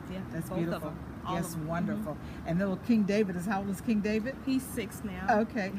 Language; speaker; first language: English; native; English